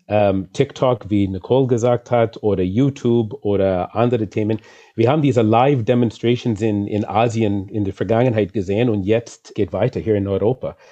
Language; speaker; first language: German; non-native, fluent; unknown